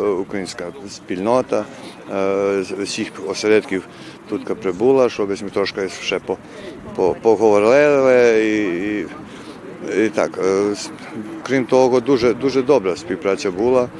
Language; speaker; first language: Ukrainian; early bilingual, heritage; Ukrainian